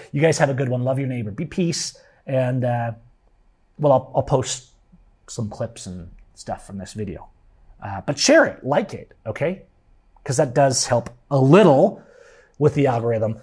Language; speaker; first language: English; native; English